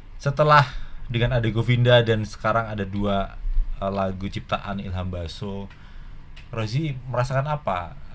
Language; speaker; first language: Indonesian; native; Indonesian